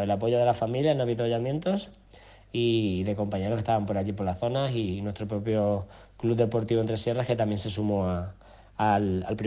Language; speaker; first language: Spanish; native; Spanish